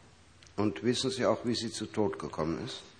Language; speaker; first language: German; native; German